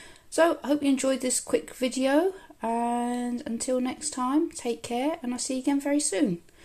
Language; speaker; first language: English; native; English